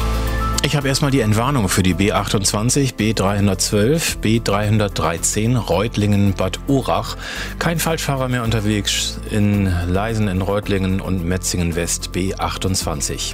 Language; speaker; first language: German; native; German